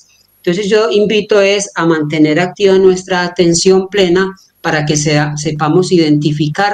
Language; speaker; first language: Spanish; native; Spanish